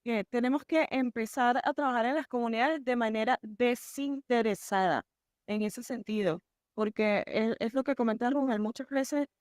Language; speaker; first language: Spanish; native; Spanish